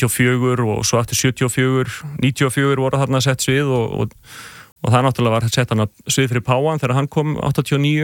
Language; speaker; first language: Icelandic; native; Icelandic